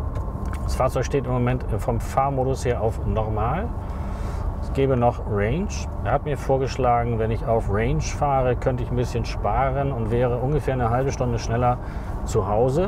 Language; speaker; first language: German; native; German